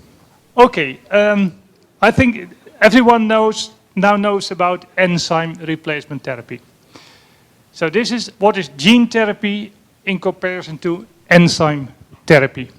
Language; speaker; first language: English; non-native, fluent; Dutch